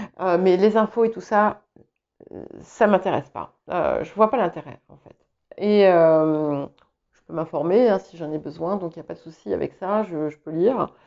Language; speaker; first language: French; early bilingual, other home language; English